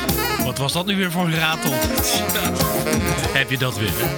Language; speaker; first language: Dutch; native; Dutch